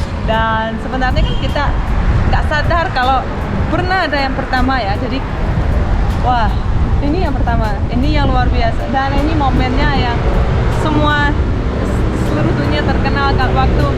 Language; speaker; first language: Indonesian; non-native, fluent; Russian